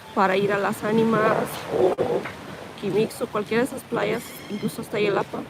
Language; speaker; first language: Spanish; early bilingual, heritage; Spanish